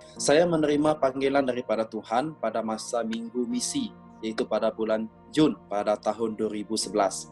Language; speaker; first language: Malay; non-native, local second language; Iban